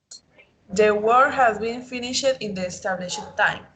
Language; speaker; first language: English; non-native, learner; Spanish